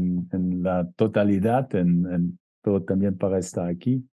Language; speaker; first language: Spanish; non-native, fluent; German